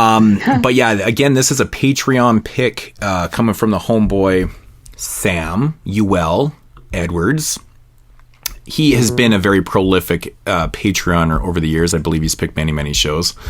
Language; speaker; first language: English; native; English